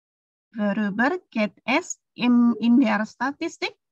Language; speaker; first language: German; non-native, fluent; Indonesian